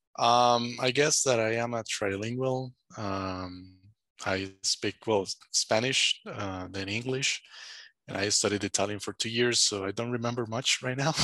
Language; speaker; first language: English; non-native, fluent; Spanish